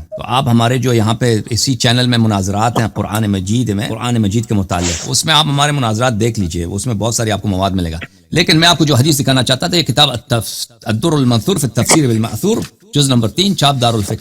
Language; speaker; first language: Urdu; non-native, fluent; Persian